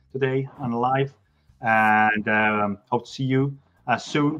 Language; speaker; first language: English; non-native, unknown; Italian